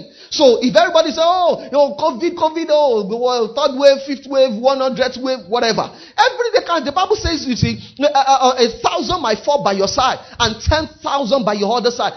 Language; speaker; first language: English; non-native, local second language; Yoruba